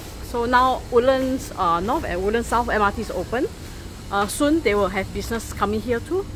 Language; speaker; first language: English; non-native, local second language; Chinese